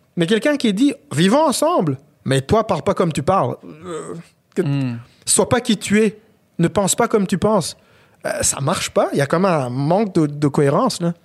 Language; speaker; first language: French; non-native, local second language; Kinyarwanda